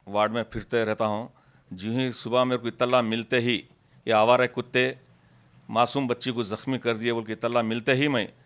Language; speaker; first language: Hindi; non-native, local second language; Urdu